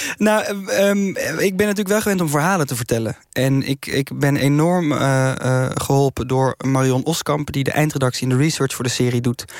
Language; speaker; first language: Dutch; native; Dutch